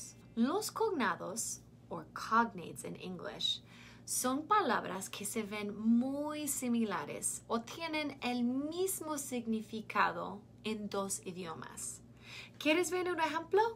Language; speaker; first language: Spanish; non-native, fluent; English